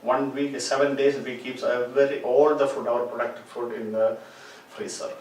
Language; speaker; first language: English; non-native, local second language; Malayalam